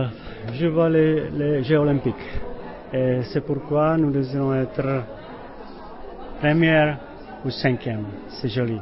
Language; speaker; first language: French; non-native, learner; Czech